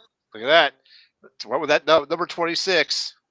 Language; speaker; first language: English; native; English